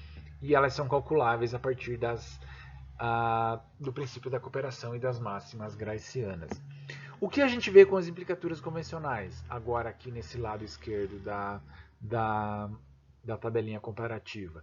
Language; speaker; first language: Portuguese; native; Portuguese